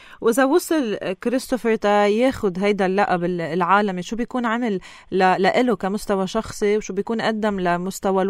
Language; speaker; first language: Arabic; native; Arabic